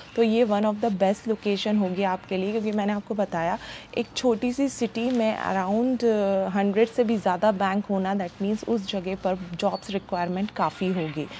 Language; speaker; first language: Hindi; native; Hindi